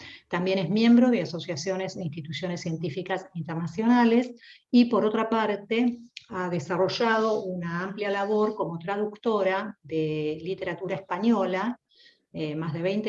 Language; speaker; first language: Spanish; native; Spanish